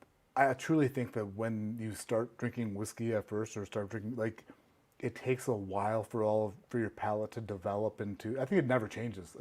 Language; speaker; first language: English; native; English